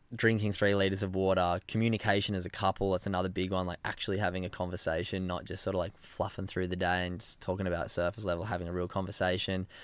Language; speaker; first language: English; native; English